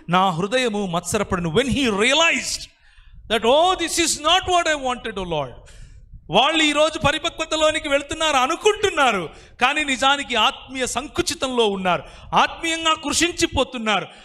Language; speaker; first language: Telugu; native; Telugu